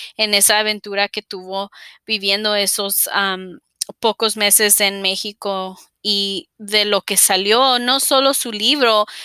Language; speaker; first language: Spanish; early bilingual, heritage; Spanish